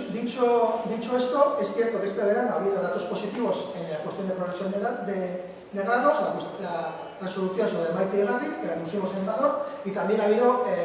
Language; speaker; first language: Spanish; native; Spanish